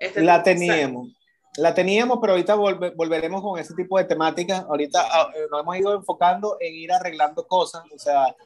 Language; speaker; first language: Spanish; native; Spanish